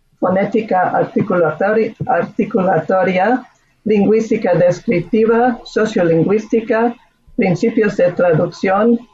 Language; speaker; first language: Spanish; non-native, fluent; English